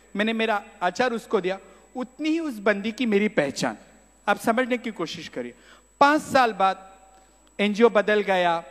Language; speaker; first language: Hindi; non-native, local second language; Marathi